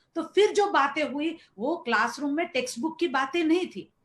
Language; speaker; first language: Hindi; non-native, local second language; Gujarati